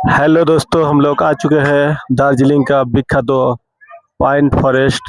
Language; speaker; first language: Hindi; non-native, local second language; Bangla